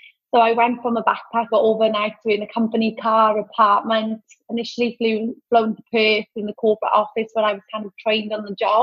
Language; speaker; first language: English; native; English